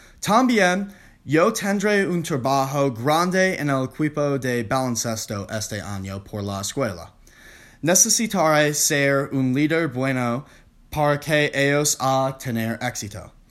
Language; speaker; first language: Spanish; non-native, learner; English